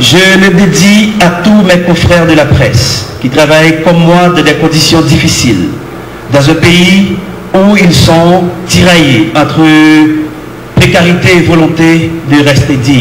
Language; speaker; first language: French; non-native, local second language; Haitian Creole